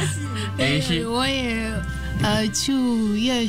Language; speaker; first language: Chinese; non-native, learner; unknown